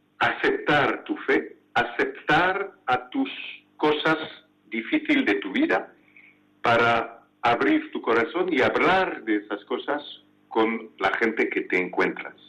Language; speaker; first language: Spanish; non-native, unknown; French